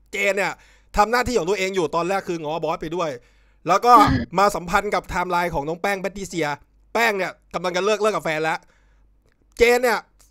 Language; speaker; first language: Thai; native; Thai